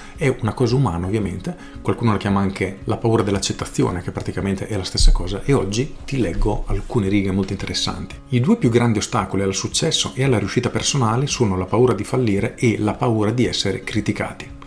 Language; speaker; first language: Italian; native; Italian